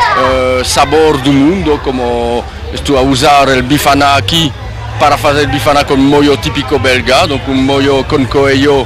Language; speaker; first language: Portuguese; non-native, learner; French